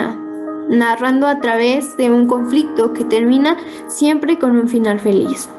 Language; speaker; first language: Spanish; native; Spanish